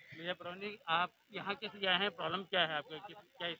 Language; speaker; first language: Hindi; native; Hindi